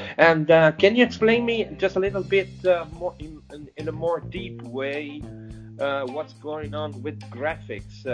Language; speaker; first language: English; non-native, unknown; Italian